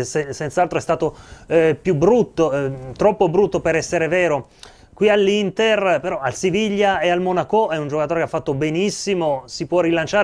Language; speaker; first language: Italian; native; Italian